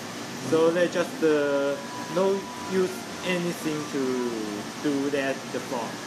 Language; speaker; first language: English; non-native, learner; Chinese